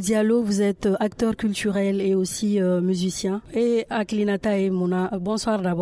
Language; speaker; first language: French; non-native, local second language; Bambara